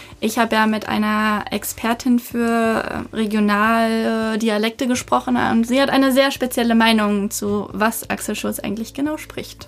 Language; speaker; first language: German; native; German